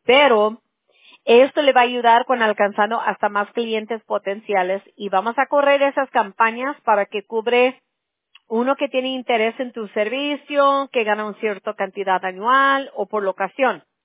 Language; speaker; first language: Spanish; early bilingual, heritage; Spanish